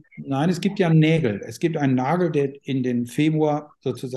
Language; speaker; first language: German; native; German